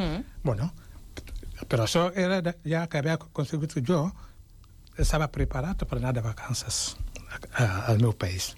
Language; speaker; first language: Catalan; non-native, fluent; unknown